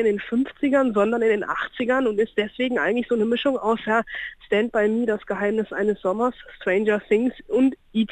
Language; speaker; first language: German; native; German